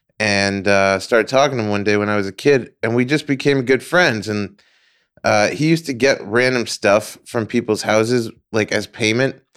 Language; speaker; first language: English; native; English